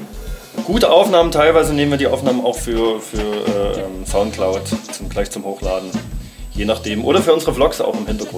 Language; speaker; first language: German; native; German